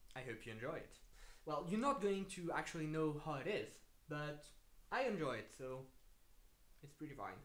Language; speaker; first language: English; non-native, fluent; French